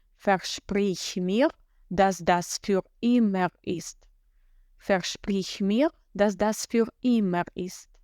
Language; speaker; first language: German; non-native, fluent; Ukrainian